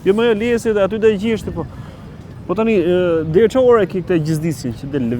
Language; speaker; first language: Albanian; native; Albanian